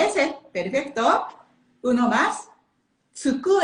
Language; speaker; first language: Spanish; non-native, learner; Japanese